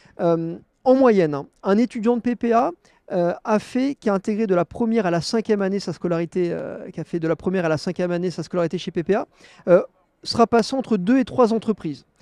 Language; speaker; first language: French; native; French